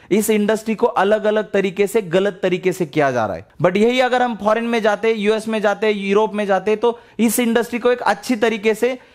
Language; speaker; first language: Hindi; non-native, local second language; Marathi